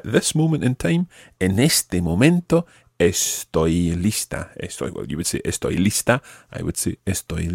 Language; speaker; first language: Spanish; non-native, fluent; English